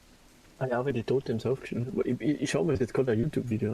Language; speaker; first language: German; native; German